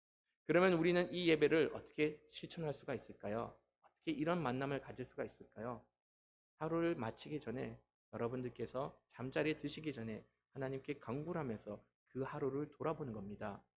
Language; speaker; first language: Korean; native; Korean